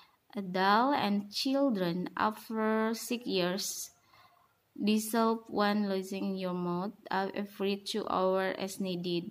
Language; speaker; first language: English; non-native, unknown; Indonesian